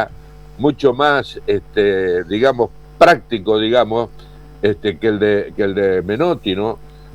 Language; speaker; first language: Spanish; native; Spanish